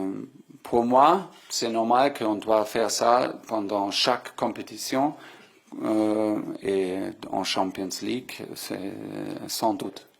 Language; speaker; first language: French; non-native, fluent; German